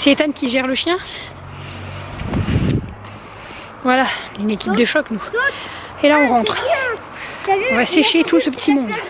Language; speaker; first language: French; native; French